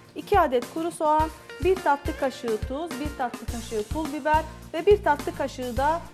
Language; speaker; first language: Turkish; non-native, fluent; Arabic